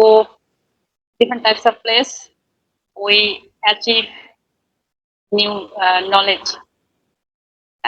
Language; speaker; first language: English; non-native, learner; Bangla